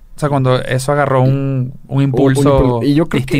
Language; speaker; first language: Spanish; native; Spanish